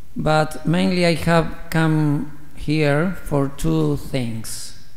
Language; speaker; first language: English; non-native, learner; Spanish